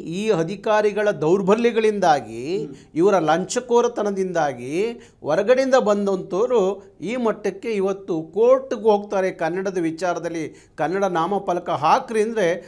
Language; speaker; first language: Kannada; native; Kannada